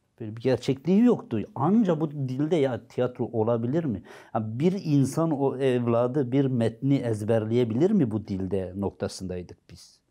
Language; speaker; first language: Turkish; non-native, local second language; Zaza